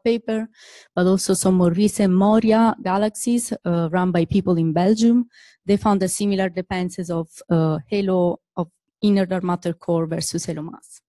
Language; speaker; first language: English; non-native, fluent; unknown